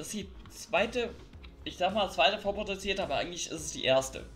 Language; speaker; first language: German; native; German